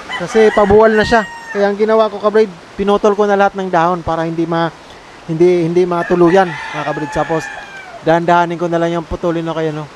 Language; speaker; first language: Filipino; native; Filipino